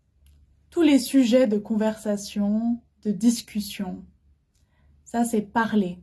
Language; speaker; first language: French; non-native, fluent; Arabic